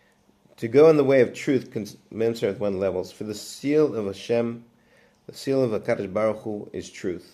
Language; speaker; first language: English; native; English